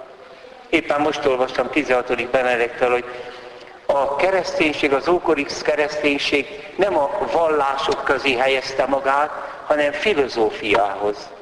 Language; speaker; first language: Hungarian; native; Hungarian